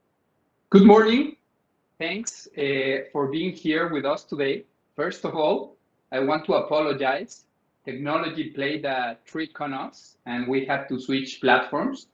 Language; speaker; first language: English; non-native, fluent; Spanish